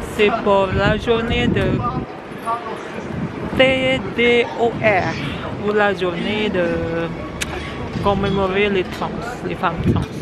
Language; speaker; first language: French; non-native, fluent; Indonesian